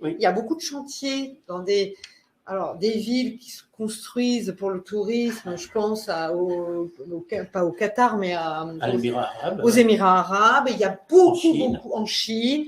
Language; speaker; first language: French; native; French